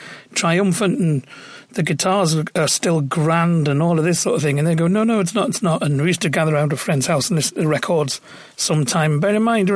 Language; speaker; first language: English; native; English